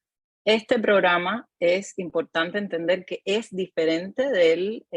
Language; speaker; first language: Spanish; native; Spanish